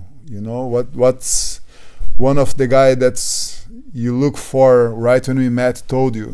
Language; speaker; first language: English; non-native, fluent; Portuguese